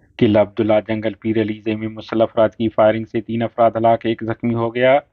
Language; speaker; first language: Urdu; non-native, local second language; Baluchi